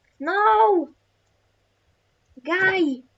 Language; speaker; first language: English; non-native, learner; Polish